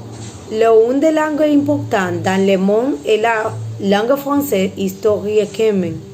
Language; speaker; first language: French; non-native, learner; Spanish